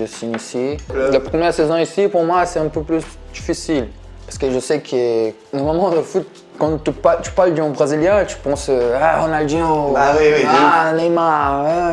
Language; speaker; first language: French; non-native, learner; Portuguese